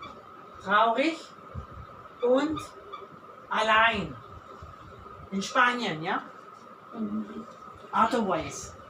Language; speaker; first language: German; non-native, fluent; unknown